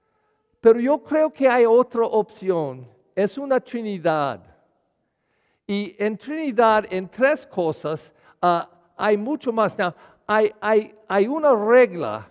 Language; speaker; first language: Spanish; non-native, learner; English